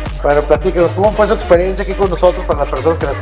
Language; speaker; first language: Spanish; native; Spanish